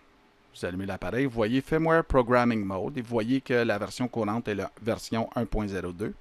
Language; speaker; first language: French; native; French